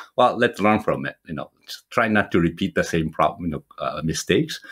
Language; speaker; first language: English; non-native, fluent; Japanese